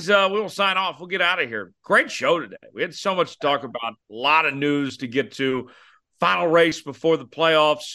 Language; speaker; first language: English; native; English